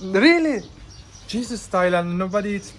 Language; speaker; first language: English; non-native, fluent; Italian